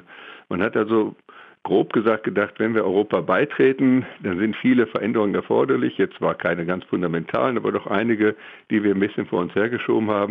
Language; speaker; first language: German; native; German